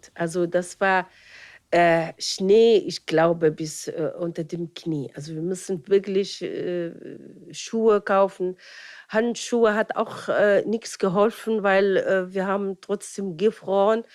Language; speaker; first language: German; non-native, fluent; Arabic